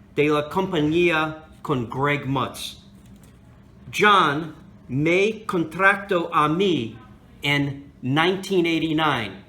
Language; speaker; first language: Spanish; non-native, learner; English